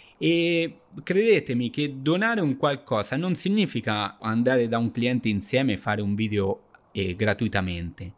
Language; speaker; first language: Italian; non-native, fluent; Spanish